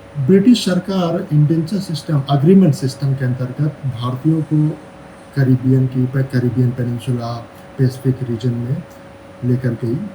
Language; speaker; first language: Hindi; native; Hindi